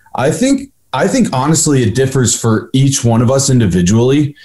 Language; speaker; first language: English; native; English